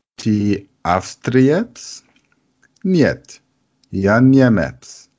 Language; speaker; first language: Russian; non-native, learner; German